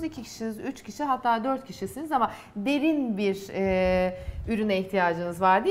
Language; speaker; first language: Turkish; native; Turkish